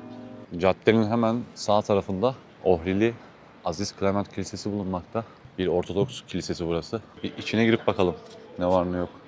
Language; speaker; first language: Turkish; native; Turkish